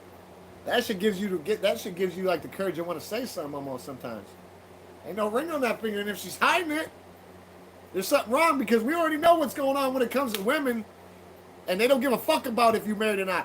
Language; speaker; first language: English; native; English